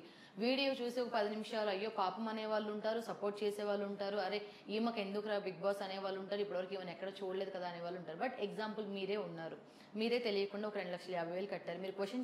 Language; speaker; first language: Telugu; native; Telugu